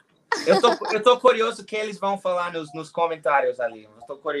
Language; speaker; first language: Portuguese; non-native, learner; English